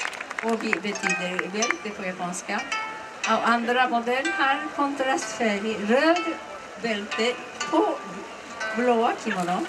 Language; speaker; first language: Swedish; non-native, learner; Japanese